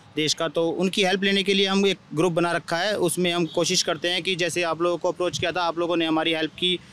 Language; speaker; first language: Hindi; native; Hindi